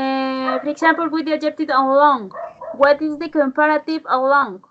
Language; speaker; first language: English; non-native, learner; Spanish